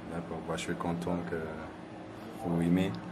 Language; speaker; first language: French; non-native, learner; Arabic